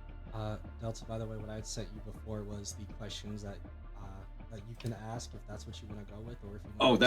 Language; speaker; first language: English; native; English